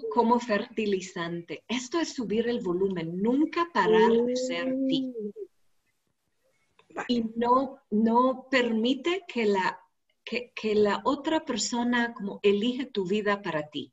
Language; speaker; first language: Spanish; non-native, learner; English